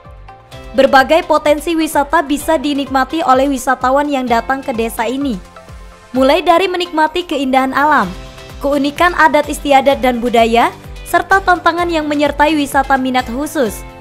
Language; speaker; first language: Indonesian; native; Indonesian